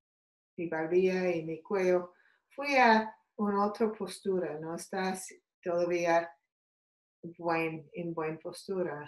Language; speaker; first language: Spanish; non-native, learner; English